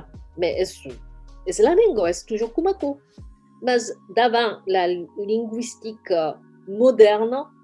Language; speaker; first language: French; non-native, fluent; Japanese